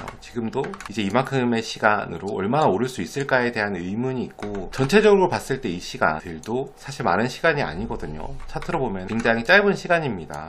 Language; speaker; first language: Korean; native; Korean